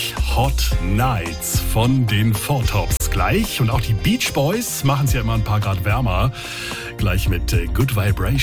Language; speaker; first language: German; native; German